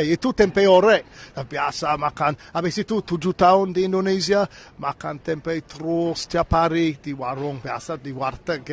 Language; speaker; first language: Indonesian; non-native, learner; English